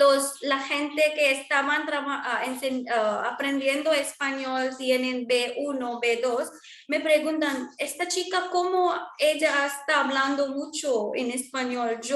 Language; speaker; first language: Spanish; non-native, fluent; Marwari